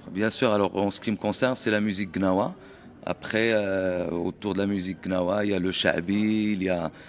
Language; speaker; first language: French; non-native, local second language; Arabic